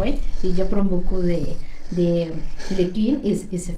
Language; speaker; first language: French; non-native, learner; Spanish